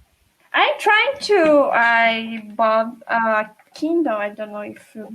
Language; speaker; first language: English; non-native, fluent; Portuguese